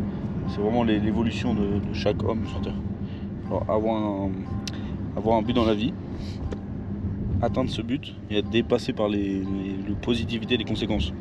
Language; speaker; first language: French; native; French